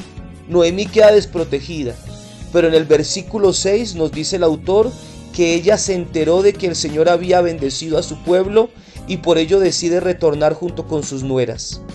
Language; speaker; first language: Spanish; native; Spanish